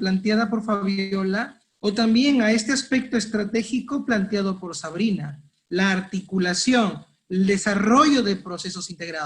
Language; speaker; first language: Spanish; native; Spanish